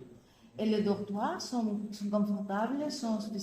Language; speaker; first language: French; non-native, fluent; Spanish